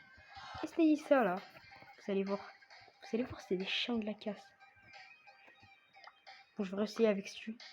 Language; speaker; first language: French; native; French